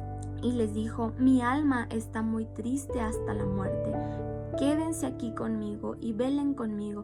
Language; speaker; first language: Spanish; native; Spanish